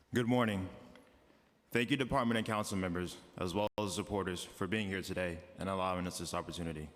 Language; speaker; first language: English; native; English